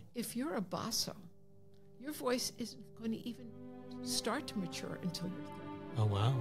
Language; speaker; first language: English; native; English